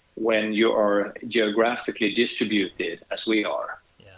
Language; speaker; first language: English; non-native, fluent; Swedish